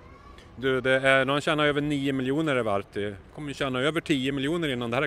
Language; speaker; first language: Swedish; native; Swedish